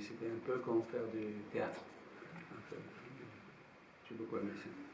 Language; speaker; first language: French; non-native, fluent; English